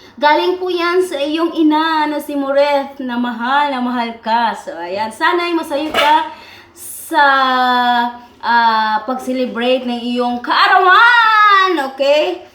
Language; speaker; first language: Filipino; non-native, local second language; Cebuano